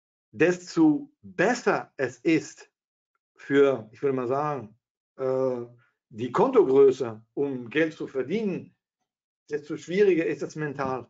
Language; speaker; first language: German; non-native, fluent; Dutch